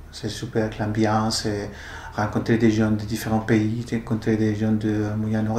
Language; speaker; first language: French; non-native, fluent; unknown